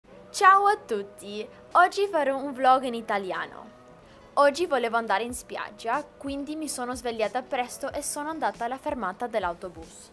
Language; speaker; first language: Italian; non-native, learner; Spanish